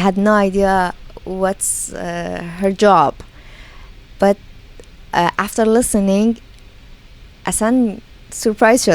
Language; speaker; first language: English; non-native, learner; Persian